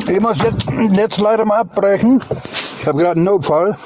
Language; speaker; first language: German; non-native, fluent; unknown